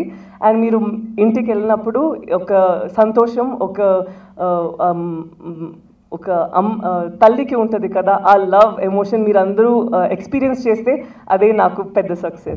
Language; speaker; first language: Telugu; non-native, fluent; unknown